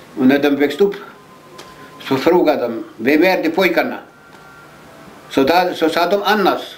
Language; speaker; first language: Swedish; early bilingual, heritage; Swedish